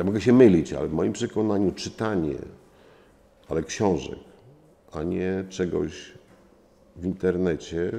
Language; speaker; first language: Polish; native; Polish